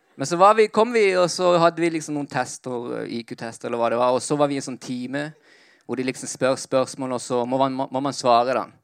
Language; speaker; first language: Norwegian; early bilingual, other home language; Spanish